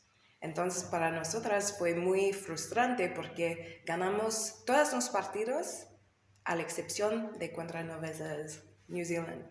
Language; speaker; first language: Spanish; non-native, learner; English